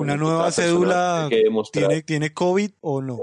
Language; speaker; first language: Spanish; native; Spanish